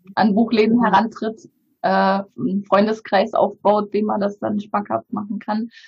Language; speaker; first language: German; early bilingual, other home language; Bulgarian